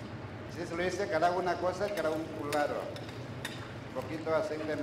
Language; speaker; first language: Spanish; non-native, learner; Thai